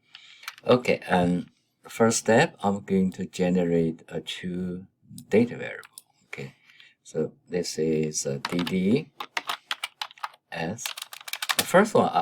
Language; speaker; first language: English; non-native, fluent; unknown